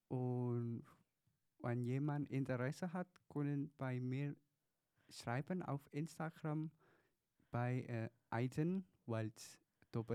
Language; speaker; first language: German; non-native, learner; Chinese